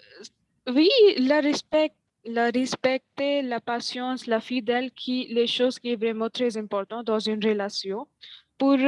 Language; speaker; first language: French; non-native, learner; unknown